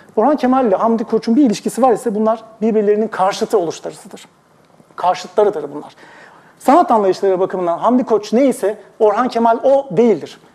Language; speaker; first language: Turkish; native; Turkish